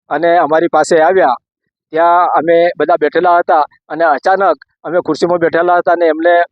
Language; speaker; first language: Gujarati; native; Gujarati